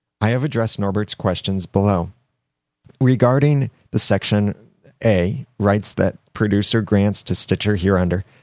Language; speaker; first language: English; native; English